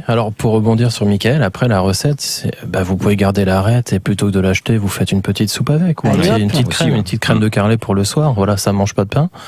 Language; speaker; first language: French; native; French